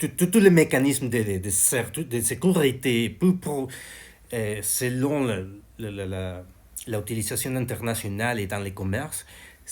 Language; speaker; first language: French; non-native, learner; Spanish